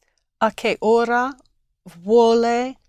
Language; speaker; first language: Italian; non-native, learner; English